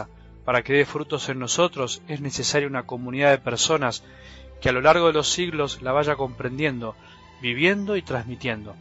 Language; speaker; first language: Spanish; native; Spanish